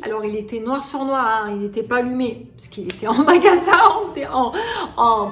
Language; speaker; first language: French; native; French